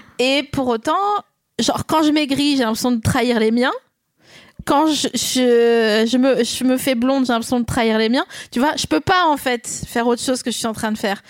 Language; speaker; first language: French; native; French